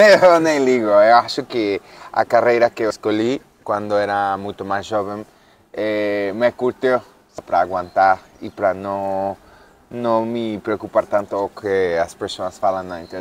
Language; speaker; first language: Portuguese; non-native, fluent; Spanish